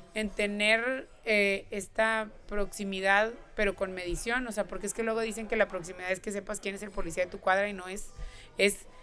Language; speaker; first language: Spanish; native; Spanish